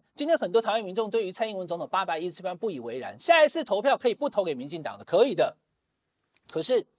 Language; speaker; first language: Chinese; native; Chinese